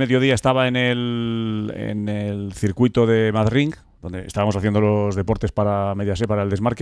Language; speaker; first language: Spanish; native; Spanish